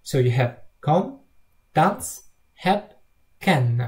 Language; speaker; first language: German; non-native, learner; Russian